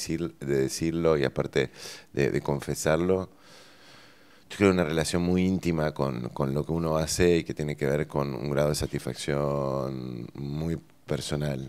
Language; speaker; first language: Spanish; native; Spanish